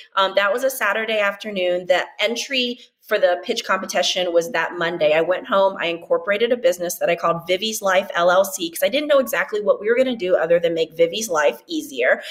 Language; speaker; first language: English; native; English